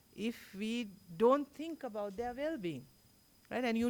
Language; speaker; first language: English; non-native, local second language; Sinhala